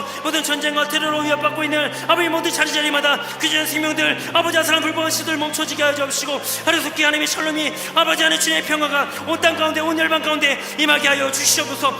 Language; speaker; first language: Korean; native; Korean